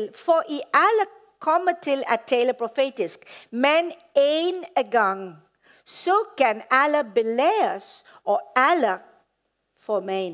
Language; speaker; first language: Danish; non-native, fluent; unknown